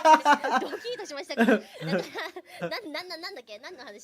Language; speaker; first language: Japanese; native; Japanese